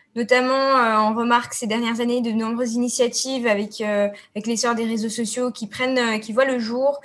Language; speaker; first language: French; non-native, local second language; Arabic